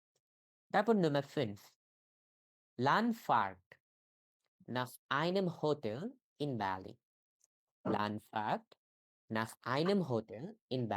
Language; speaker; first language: German; non-native, learner; Bangla